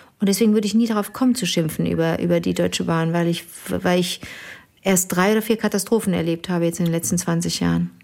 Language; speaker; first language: German; native; German